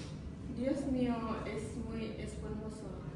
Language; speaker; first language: Spanish; non-native, learner; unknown